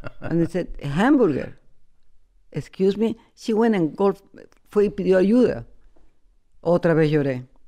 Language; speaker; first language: Spanish; native; Spanish